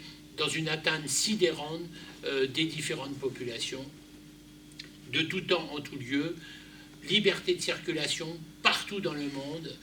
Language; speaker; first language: French; native; French